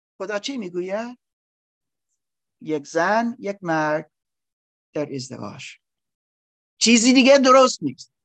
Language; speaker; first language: Persian; non-native, learner; English